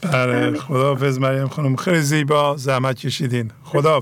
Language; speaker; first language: Persian; native; Persian